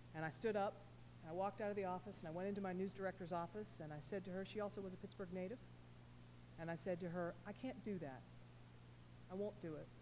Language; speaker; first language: English; native; English